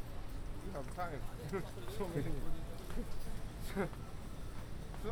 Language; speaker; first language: English; non-native, learner; Japanese